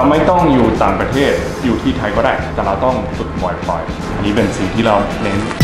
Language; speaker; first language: Thai; non-native, fluent; English